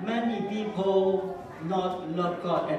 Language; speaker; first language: English; non-native, learner; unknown